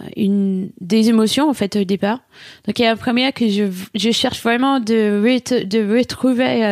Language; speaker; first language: French; non-native, fluent; English